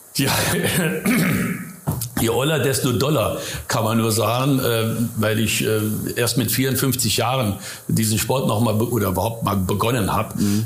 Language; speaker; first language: German; native; German